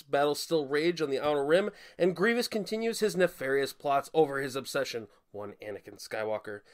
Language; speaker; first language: English; native; English